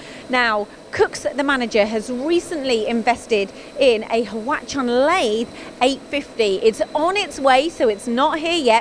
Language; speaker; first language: English; native; English